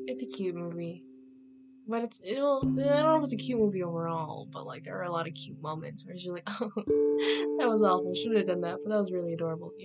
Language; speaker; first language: English; native; English